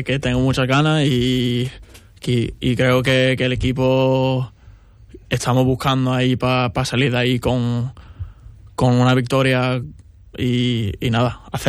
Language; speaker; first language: Spanish; non-native, fluent; English